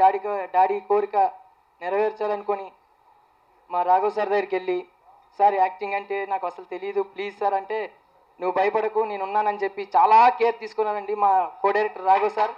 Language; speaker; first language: Telugu; native; Telugu